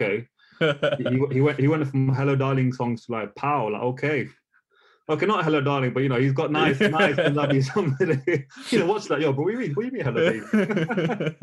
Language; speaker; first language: English; native; English